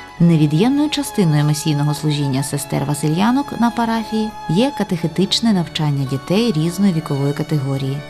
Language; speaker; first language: Ukrainian; native; Ukrainian